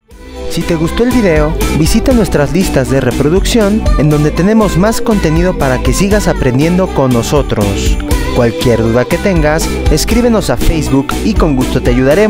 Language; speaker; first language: Spanish; native; Spanish